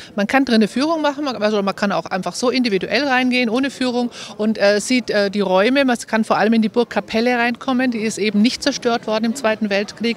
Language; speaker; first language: German; native; German